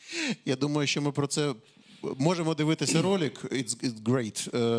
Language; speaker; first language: Ukrainian; native; Ukrainian